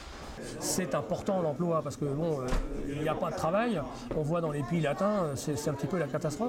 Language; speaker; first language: French; native; French